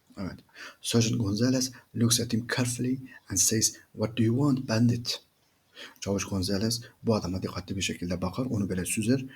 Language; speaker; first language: Turkish; native; Turkish